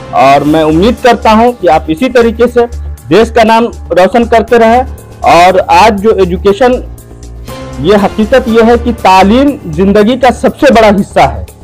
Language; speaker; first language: Hindi; native; Hindi